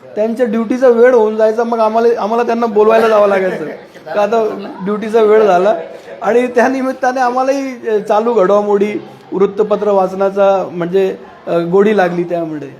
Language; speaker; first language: Marathi; non-native, local second language; Urdu